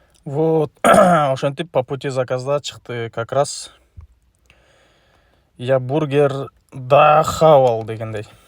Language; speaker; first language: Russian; non-native, local second language; Kyrgyz